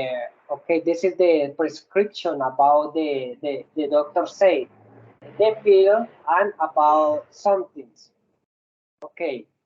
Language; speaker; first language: English; non-native, learner; Spanish